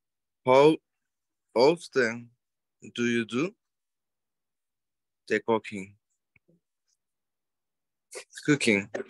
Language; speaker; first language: English; non-native, learner; Spanish